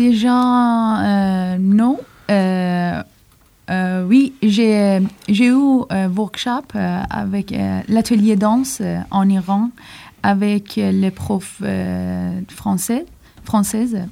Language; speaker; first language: French; non-native, learner; Persian